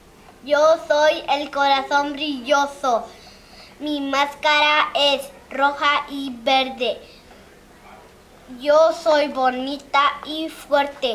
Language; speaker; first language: Spanish; non-native, learner; English